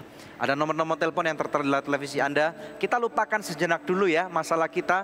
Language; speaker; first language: Indonesian; native; Indonesian